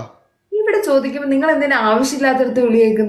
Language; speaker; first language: Malayalam; native; Malayalam